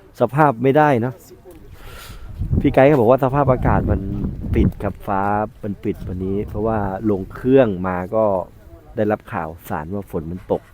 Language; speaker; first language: Thai; native; Thai